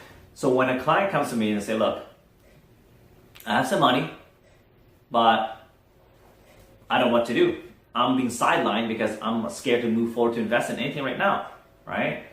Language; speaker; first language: English; non-native, fluent; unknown